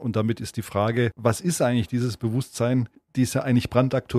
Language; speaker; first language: German; native; German